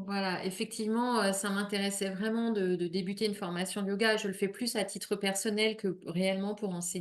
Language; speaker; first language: French; native; French